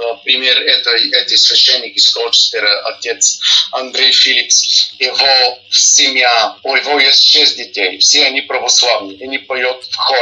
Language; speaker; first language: Russian; non-native, learner; Bulgarian